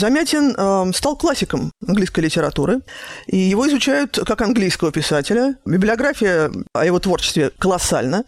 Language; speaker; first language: Russian; native; Russian